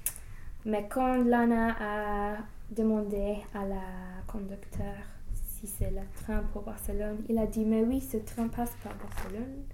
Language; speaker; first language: French; non-native, learner; English